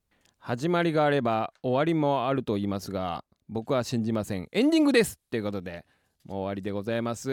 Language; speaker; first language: Japanese; native; Japanese